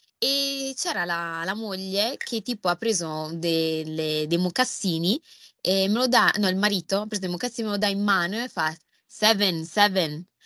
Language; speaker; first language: Italian; early bilingual, other home language; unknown